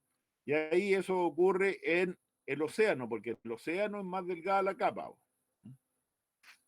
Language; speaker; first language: Spanish; native; Spanish